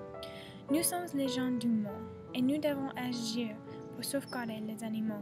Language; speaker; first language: French; non-native, learner; English